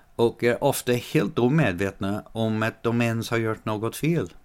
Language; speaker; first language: Swedish; non-native, fluent; English